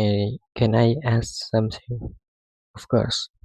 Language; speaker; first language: English; non-native, learner; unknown